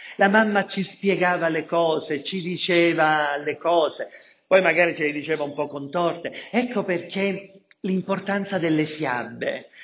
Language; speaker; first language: Italian; native; Italian